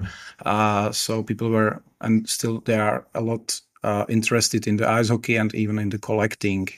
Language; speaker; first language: English; non-native, fluent; Czech